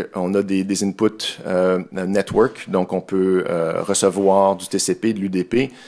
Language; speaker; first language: French; native; French